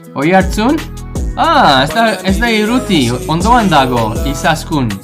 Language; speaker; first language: Basque; non-native, learner; English